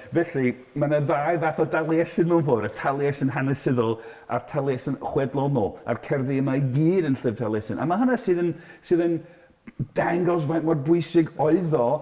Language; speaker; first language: Welsh; native; Welsh